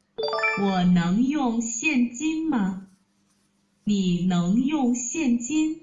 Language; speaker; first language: Chinese; non-native, learner; Vietnamese